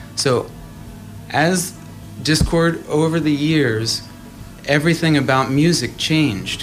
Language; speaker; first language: English; native; English